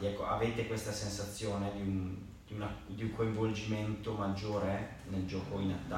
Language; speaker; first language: Italian; native; Italian